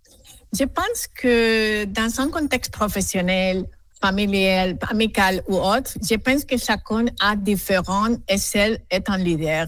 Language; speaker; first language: French; non-native, fluent; Spanish